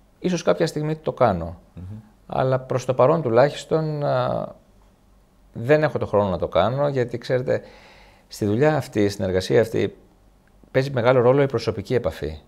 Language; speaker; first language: Greek; native; Greek